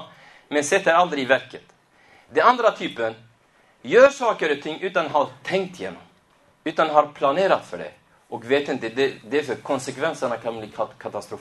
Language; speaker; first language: Swedish; non-native, fluent; Arabic